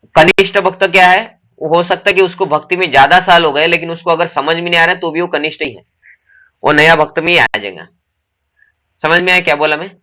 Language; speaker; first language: Hindi; non-native, local second language; Marathi